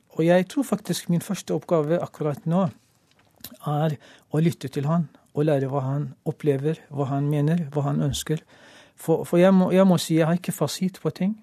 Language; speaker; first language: Norwegian; non-native, fluent; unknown